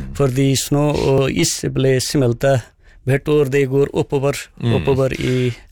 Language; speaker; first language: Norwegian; non-native, fluent; Nepali